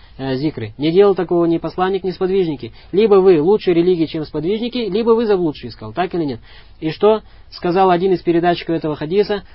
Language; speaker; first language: Russian; non-native, local second language; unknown